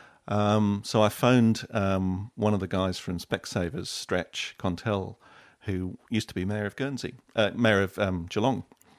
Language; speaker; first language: English; native; English